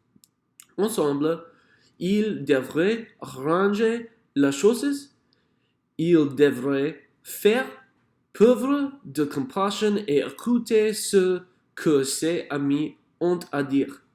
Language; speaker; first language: French; non-native, learner; English